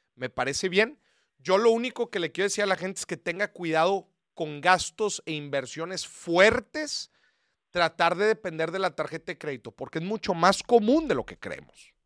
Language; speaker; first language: Spanish; native; Spanish